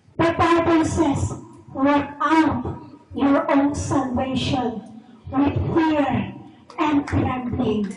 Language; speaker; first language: English; non-native, local second language; Filipino